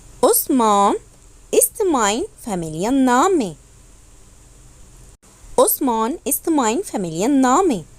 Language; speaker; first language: German; non-native, fluent; Arabic